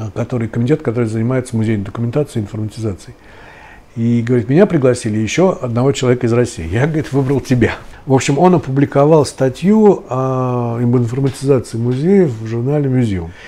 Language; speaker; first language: Russian; native; Russian